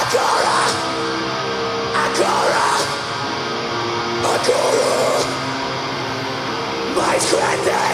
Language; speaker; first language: Portuguese; non-native, learner; English